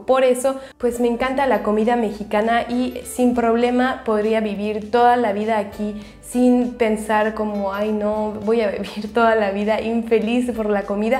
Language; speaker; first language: Spanish; non-native, fluent; French